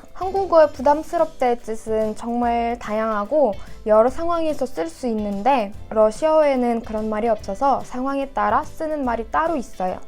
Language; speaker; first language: Korean; non-native, fluent; Russian